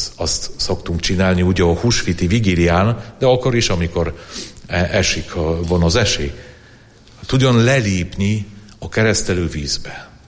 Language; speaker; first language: Hungarian; non-native, fluent; Polish